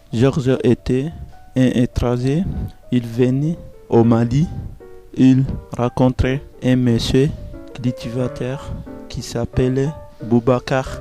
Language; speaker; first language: French; non-native, learner; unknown